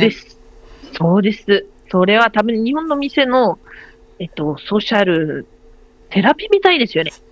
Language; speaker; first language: Japanese; non-native, learner; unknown